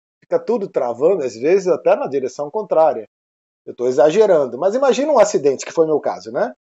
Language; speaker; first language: Portuguese; non-native, fluent; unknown